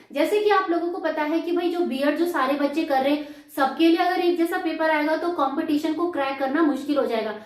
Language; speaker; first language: Hindi; native; Hindi